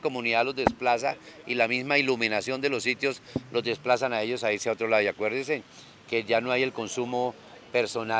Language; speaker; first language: Spanish; native; Spanish